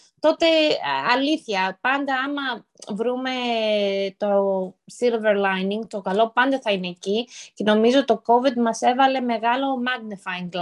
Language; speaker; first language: Greek; early bilingual, heritage; Greek